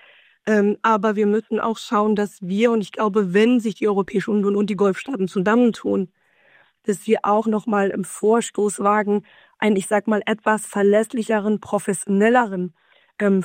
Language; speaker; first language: German; native; German